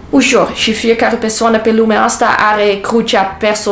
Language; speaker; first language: Romanian; non-native, learner; English